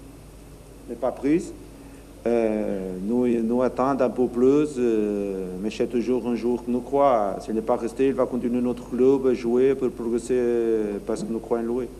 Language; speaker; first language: French; non-native, learner; Portuguese